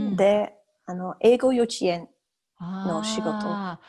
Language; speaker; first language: Japanese; non-native, learner; English